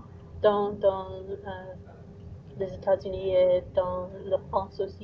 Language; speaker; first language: French; non-native, learner; English